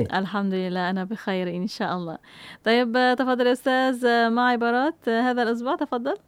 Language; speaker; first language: Arabic; non-native, fluent; Malay